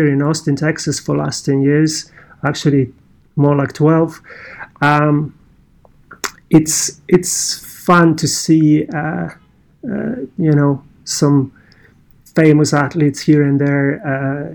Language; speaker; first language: English; non-native, fluent; Polish